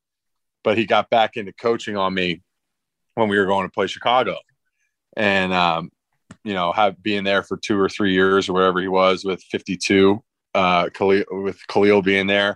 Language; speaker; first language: English; native; English